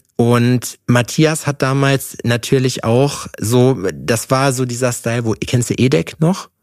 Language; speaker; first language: German; native; German